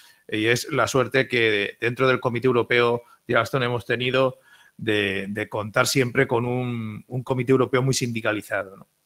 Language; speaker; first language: Spanish; native; Spanish